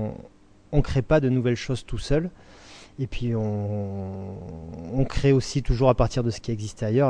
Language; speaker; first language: French; native; French